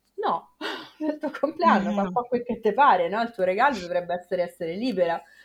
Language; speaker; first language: Italian; native; Italian